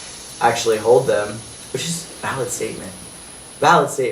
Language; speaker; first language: English; native; English